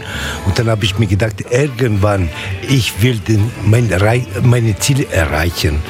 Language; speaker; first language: German; non-native, learner; Italian